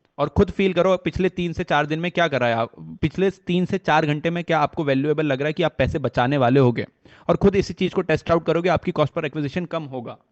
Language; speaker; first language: Hindi; native; Hindi